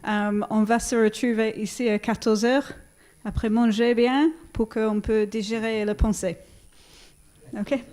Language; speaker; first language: French; non-native, fluent; English